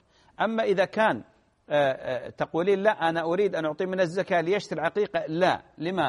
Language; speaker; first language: Arabic; native; Arabic